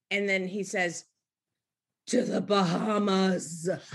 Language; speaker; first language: English; native; English